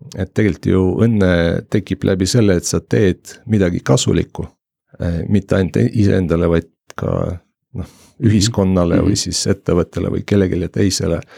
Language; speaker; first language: Estonian; non-native, local second language; Russian